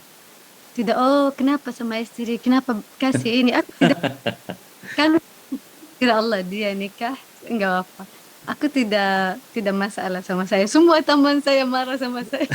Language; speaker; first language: Indonesian; non-native, learner; Arabic